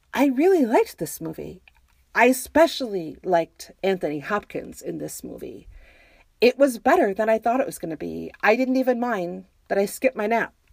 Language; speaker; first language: English; native; English